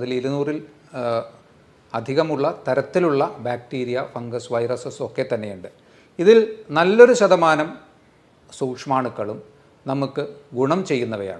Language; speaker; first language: Malayalam; native; Malayalam